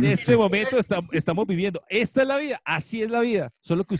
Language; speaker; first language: Spanish; native; Spanish